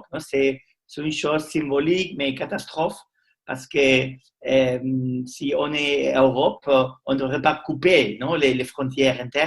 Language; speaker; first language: French; non-native, learner; Spanish